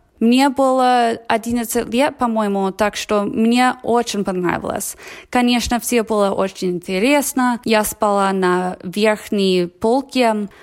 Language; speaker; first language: Russian; non-native, fluent; English